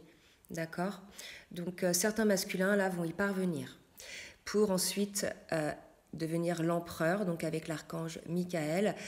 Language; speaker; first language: French; native; French